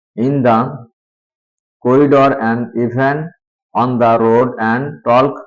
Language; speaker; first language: English; non-native, local second language; Bangla